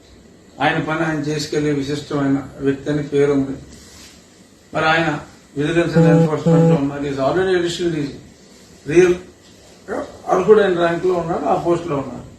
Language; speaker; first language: Telugu; native; Telugu